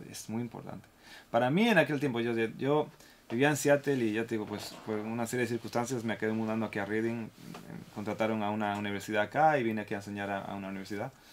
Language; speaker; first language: Spanish; native; Spanish